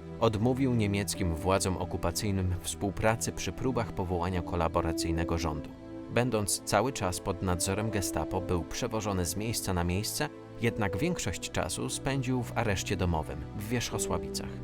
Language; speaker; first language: Polish; native; Polish